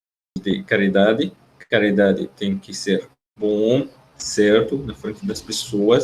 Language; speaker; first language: Portuguese; non-native, fluent; Arabic